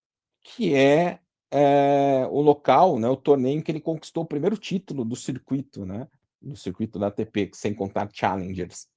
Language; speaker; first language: Portuguese; native; Portuguese